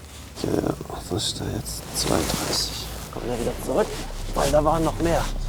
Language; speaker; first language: German; native; German